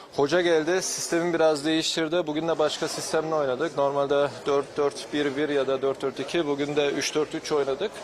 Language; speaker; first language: Turkish; early bilingual, heritage; Turkish